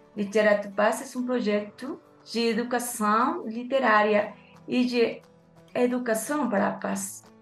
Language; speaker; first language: Portuguese; non-native, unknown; Spanish